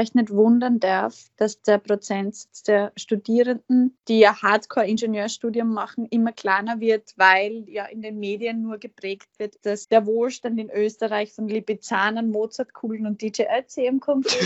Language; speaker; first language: German; native; German